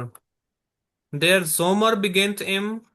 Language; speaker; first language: German; non-native, learner; Urdu